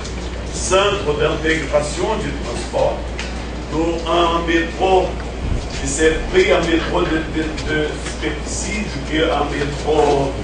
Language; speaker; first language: French; non-native, fluent; Portuguese